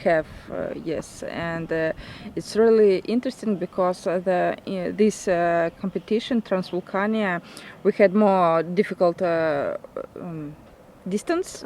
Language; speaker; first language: English; non-native, learner; Russian